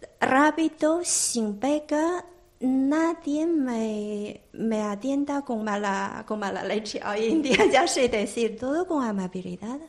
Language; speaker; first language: Spanish; non-native, fluent; Chinese